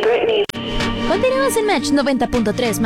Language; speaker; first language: Spanish; native; Spanish